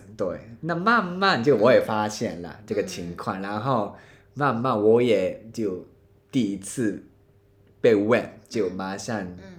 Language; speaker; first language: Chinese; non-native, fluent; Japanese